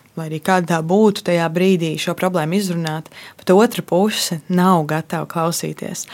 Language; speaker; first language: Latvian; native; Latvian